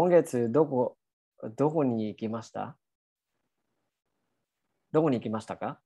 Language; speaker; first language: Japanese; non-native, learner; Filipino